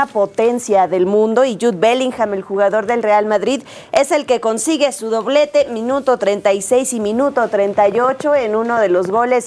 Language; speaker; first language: Spanish; native; Spanish